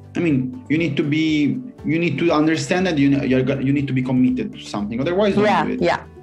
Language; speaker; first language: English; non-native, fluent; Italian